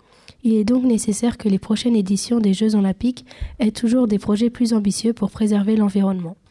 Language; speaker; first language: French; native; French